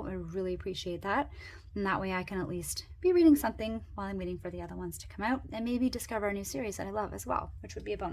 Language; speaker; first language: English; native; English